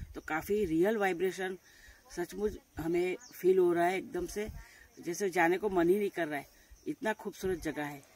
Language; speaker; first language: Hindi; non-native, local second language; Gujarati